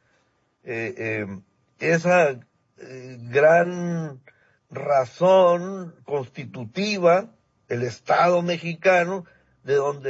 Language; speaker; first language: Spanish; native; Spanish